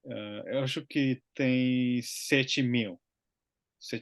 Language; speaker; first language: Portuguese; non-native, learner; Finnish